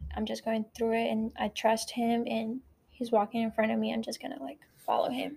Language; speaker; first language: English; non-native, fluent; Ukrainian